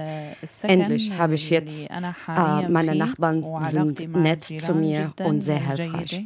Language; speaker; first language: German; non-native, learner; Arabic